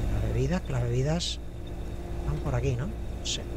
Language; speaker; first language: Spanish; native; Spanish